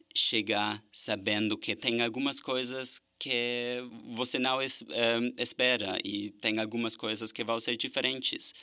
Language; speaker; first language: Portuguese; non-native, fluent; German